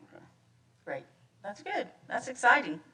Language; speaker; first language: English; native; English